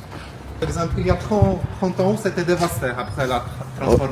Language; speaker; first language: French; non-native, fluent; Polish